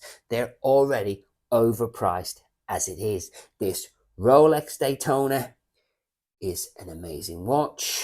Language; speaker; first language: English; native; English